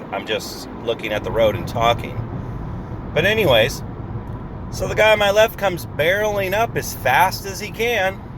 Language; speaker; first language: English; native; English